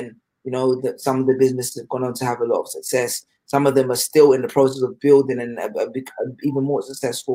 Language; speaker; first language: English; native; English